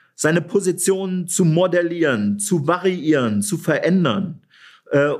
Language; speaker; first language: German; native; German